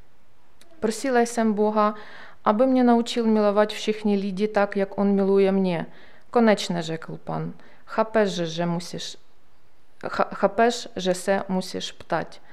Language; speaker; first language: Czech; non-native, learner; Ukrainian